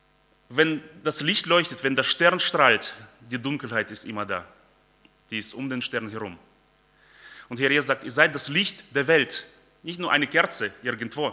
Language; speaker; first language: German; early bilingual, other home language; Russian